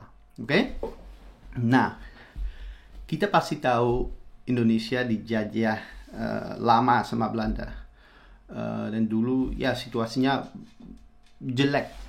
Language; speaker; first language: Indonesian; non-native, fluent; Dutch